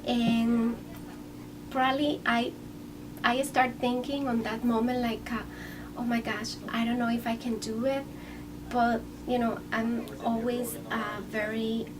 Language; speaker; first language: English; non-native, fluent; Spanish